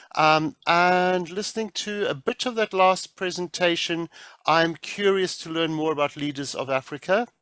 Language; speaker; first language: English; native; English